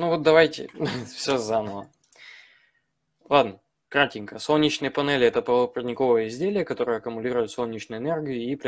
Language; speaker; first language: Russian; native; Russian